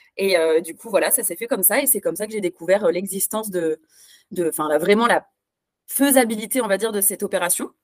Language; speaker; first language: French; native; French